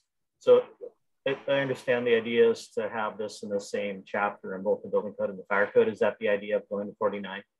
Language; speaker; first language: English; native; English